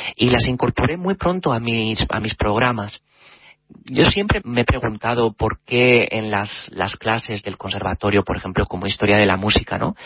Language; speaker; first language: Spanish; native; Spanish